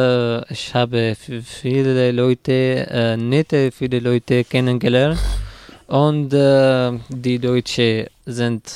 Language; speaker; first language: German; non-native, learner; Arabic